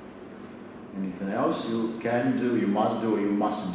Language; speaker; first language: English; non-native, fluent; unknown